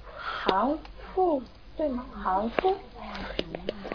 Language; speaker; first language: Chinese; non-native, learner; Korean